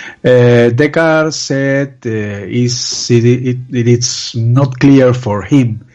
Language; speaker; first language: English; non-native, learner; Spanish